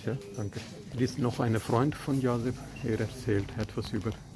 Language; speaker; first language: German; non-native, learner; Urdu